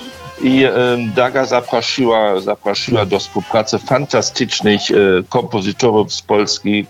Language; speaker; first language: Polish; early bilingual, heritage; Polish